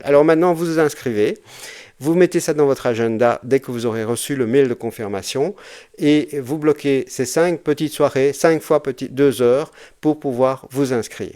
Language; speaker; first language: French; native; French